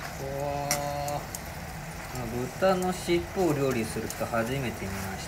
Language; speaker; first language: Japanese; native; Japanese